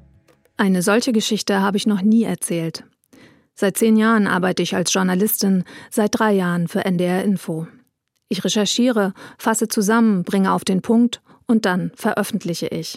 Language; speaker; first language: German; native; German